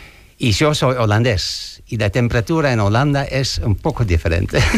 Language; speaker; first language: Spanish; non-native, learner; Dutch